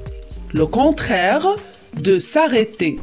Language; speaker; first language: French; non-native, local second language; Arabic